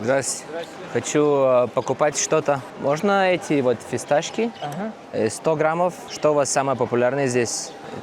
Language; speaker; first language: Russian; non-native, learner; Lithuanian